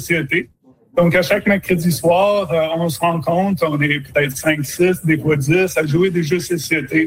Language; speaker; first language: French; native; French